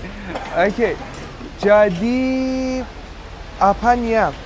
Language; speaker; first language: Indonesian; non-native, learner; Persian